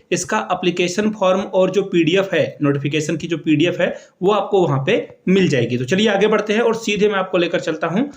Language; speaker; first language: Hindi; native; Hindi